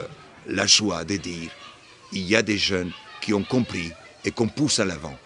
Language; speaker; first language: French; non-native, fluent; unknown